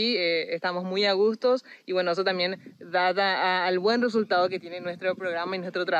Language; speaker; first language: Spanish; native; Spanish